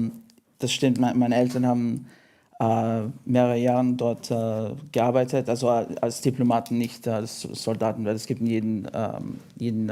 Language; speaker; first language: German; non-native, fluent; English